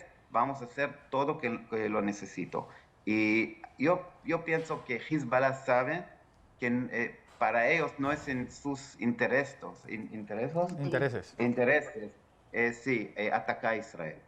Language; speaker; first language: Spanish; non-native, fluent; Hebrew